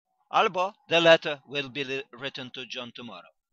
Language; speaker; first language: English; non-native, fluent; Polish